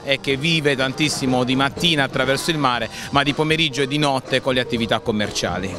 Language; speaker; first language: Italian; native; Italian